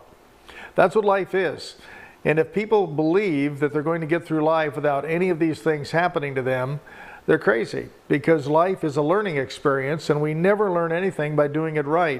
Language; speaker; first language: English; native; English